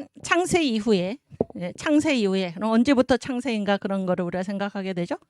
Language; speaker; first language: Korean; native; Korean